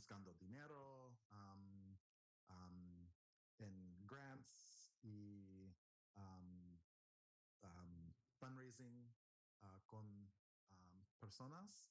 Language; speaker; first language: Spanish; non-native, learner; English